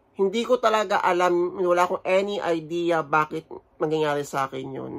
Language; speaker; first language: Filipino; native; Filipino